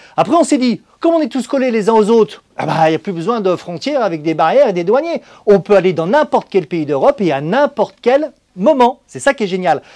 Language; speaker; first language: French; native; French